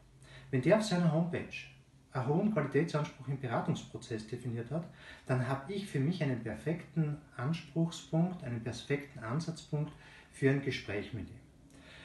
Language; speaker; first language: German; native; German